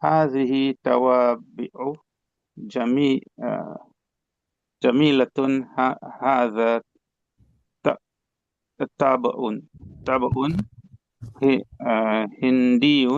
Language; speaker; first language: Arabic; non-native, learner; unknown